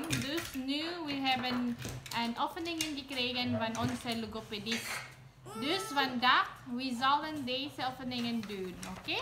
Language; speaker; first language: Dutch; non-native, learner; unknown